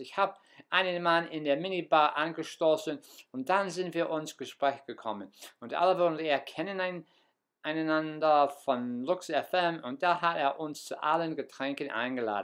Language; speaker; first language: German; non-native, fluent; English